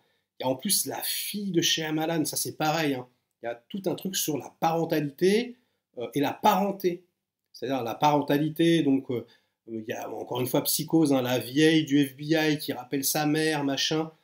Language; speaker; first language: French; native; French